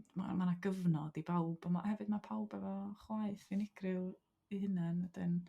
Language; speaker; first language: Welsh; native; Welsh